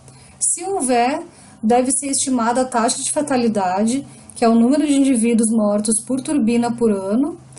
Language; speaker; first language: Portuguese; native; Portuguese